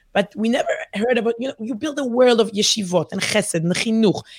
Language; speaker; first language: English; non-native, fluent; Hebrew